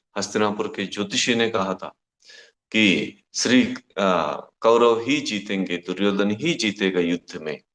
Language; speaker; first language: Hindi; non-native, local second language; Kannada